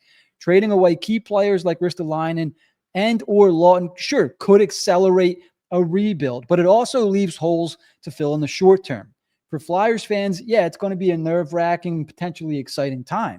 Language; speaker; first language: English; native; English